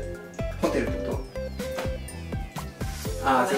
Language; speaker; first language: Japanese; native; Japanese